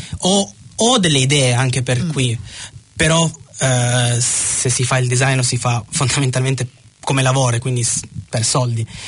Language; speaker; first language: Italian; early bilingual, other home language; German